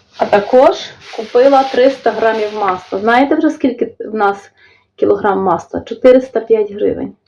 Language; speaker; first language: Ukrainian; native; Ukrainian